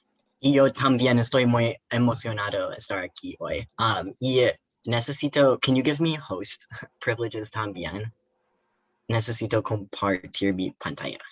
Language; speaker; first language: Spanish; non-native, learner; English